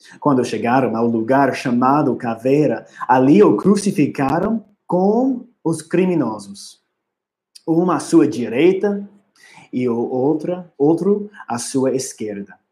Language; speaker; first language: Portuguese; non-native, learner; English